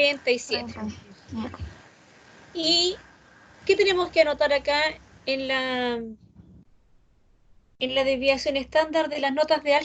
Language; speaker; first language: Spanish; native; Spanish